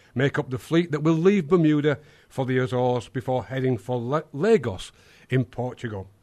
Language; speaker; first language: English; native; English